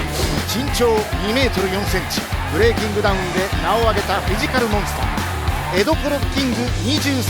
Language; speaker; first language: Japanese; native; Japanese